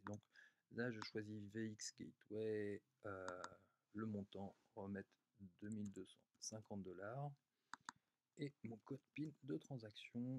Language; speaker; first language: French; native; French